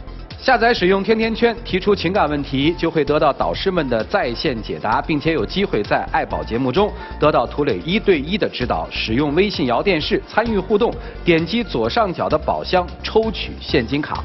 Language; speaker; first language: Chinese; native; Chinese